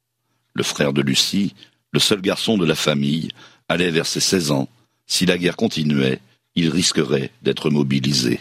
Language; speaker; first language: French; native; French